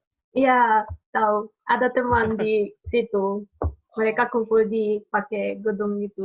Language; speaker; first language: Indonesian; non-native, fluent; Japanese